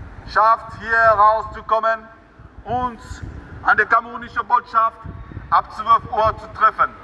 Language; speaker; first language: German; non-native, fluent; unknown